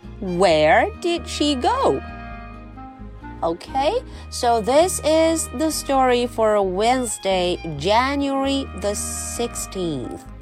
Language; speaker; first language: English; non-native, fluent; Chinese